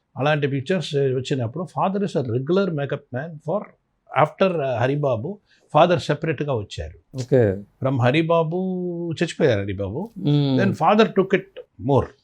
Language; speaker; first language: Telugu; non-native, fluent; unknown